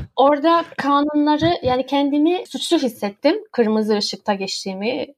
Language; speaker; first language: Turkish; early bilingual, heritage; Turkish